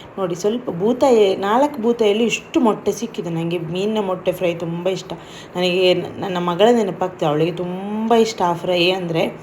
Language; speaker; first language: Kannada; non-native, local second language; Tulu